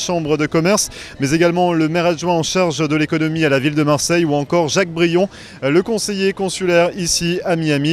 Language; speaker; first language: French; native; French